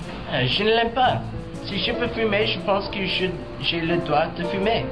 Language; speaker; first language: French; non-native, learner; English